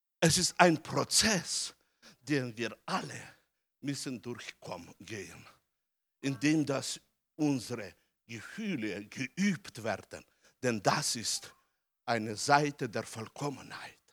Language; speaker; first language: German; non-native, fluent; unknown